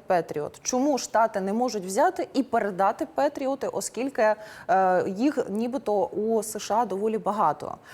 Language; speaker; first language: Ukrainian; native; Ukrainian